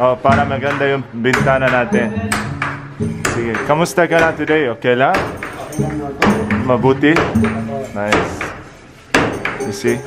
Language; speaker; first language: Filipino; non-native, learner; Arabic